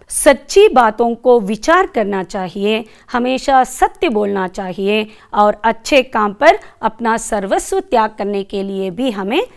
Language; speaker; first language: Hindi; non-native, local second language; Kannada